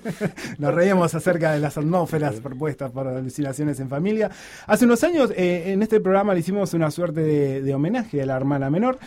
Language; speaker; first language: Spanish; native; Spanish